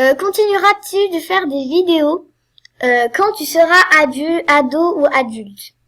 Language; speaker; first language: French; native; French